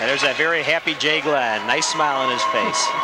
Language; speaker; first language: English; native; English